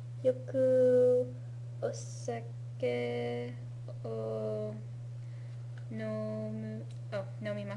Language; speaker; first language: Japanese; non-native, learner; English